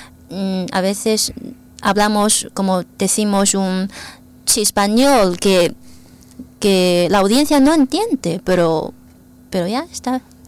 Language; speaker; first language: Spanish; non-native, fluent; Chinese